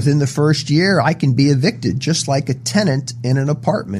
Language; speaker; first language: English; native; English